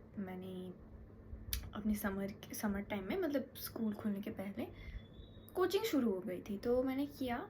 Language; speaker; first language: Hindi; non-native, local second language; Bangla